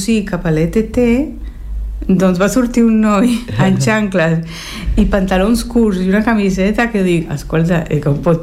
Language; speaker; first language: Catalan; non-native, fluent; Spanish